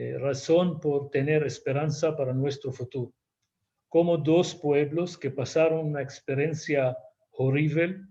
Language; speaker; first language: Spanish; non-native, fluent; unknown